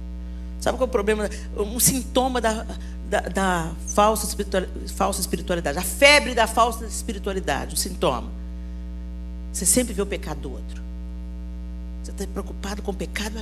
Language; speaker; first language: Portuguese; native; Portuguese